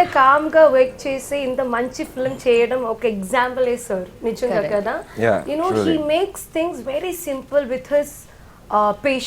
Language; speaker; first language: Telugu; non-native, learner; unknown